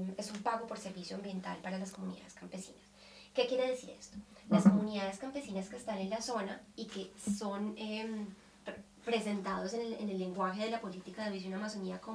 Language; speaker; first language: Spanish; native; Spanish